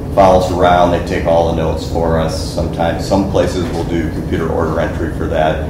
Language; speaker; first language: English; native; English